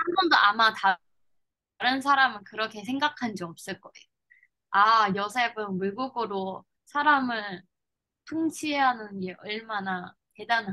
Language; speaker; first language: Korean; non-native, learner; Chinese